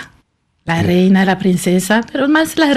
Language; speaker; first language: Spanish; non-native, fluent; French